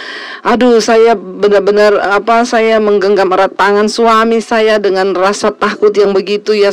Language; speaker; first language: Indonesian; native; Indonesian